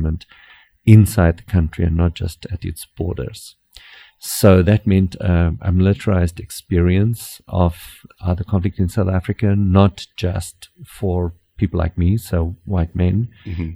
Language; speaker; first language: English; non-native, local second language; Afrikaans